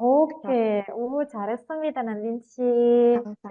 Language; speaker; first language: Korean; non-native, fluent; Indonesian